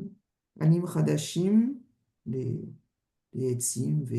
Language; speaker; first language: Hebrew; non-native, learner; French